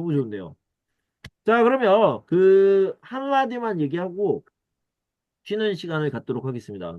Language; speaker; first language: Korean; native; Korean